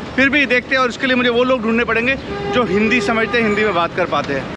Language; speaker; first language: Hindi; native; Hindi